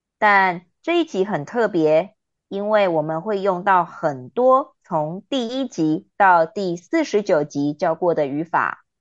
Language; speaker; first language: Chinese; native; Chinese